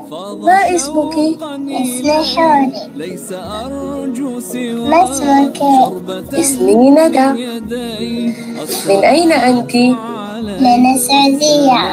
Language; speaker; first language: Arabic; non-native, learner; Malay